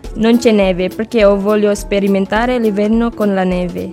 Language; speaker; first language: Italian; non-native, learner; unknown